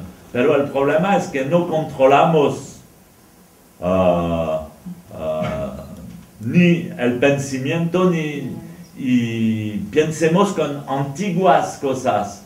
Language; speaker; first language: Spanish; non-native, fluent; French